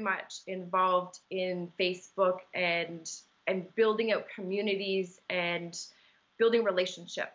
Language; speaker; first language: English; native; English